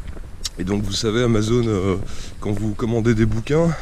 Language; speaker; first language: French; native; French